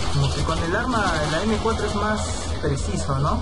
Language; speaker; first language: Spanish; native; Spanish